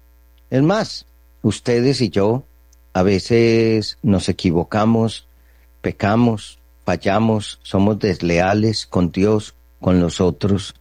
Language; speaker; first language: Spanish; native; Spanish